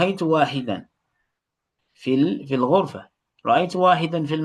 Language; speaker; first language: Arabic; non-native, fluent; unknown